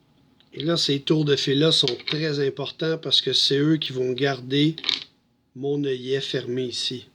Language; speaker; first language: French; native; French